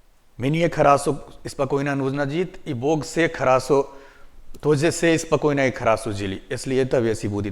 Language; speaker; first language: Russian; non-native, learner; Hindi